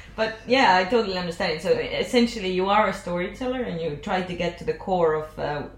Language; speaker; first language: English; non-native, fluent; Estonian